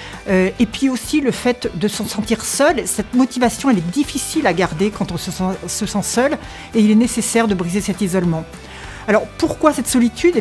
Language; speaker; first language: French; native; French